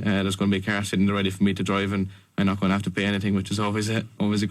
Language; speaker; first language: English; native; English